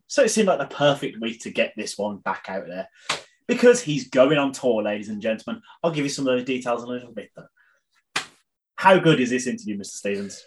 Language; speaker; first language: English; native; English